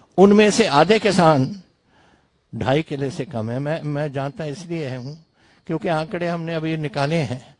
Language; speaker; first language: Hindi; non-native, local second language; Punjabi